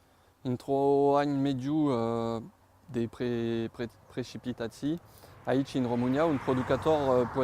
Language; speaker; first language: Romanian; non-native, fluent; French